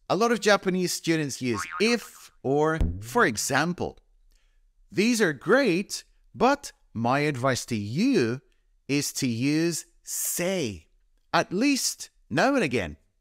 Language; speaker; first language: English; native; English